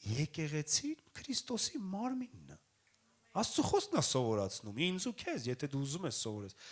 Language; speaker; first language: Armenian; native; Armenian